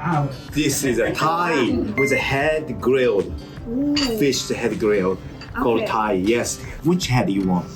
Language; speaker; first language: English; non-native, learner; Japanese